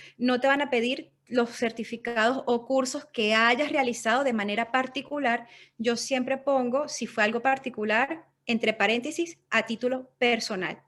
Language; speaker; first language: Spanish; native; Spanish